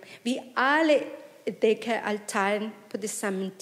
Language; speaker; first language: Danish; non-native, fluent; Spanish